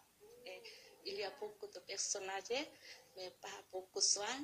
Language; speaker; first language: French; non-native, learner; Vietnamese